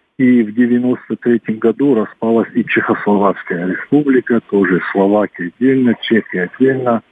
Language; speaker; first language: Russian; non-native, local second language; Ossetic